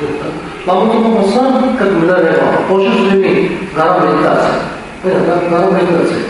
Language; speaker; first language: Russian; non-native, learner; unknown